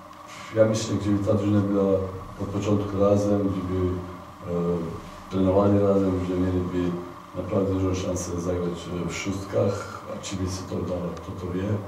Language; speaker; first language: Polish; non-native, fluent; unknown